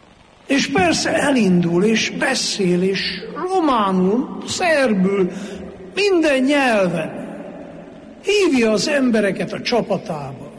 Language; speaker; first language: Hungarian; native; Hungarian